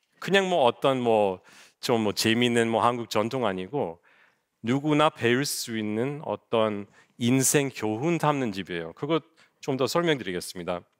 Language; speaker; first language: Korean; non-native, fluent; English